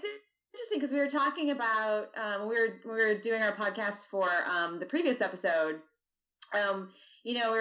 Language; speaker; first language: English; native; English